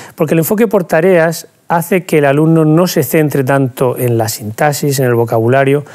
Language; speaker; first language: Spanish; native; Spanish